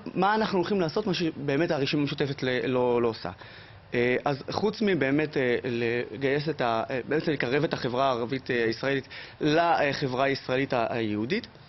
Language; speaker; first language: Hebrew; non-native, local second language; Arabic